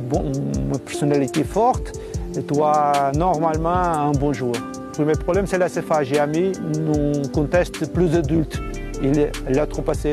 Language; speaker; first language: French; non-native, learner; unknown